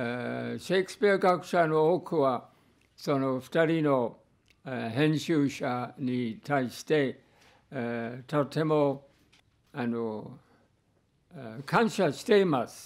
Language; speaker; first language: Japanese; non-native, fluent; English